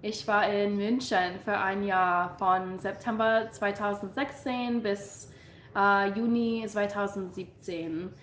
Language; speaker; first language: German; non-native, learner; English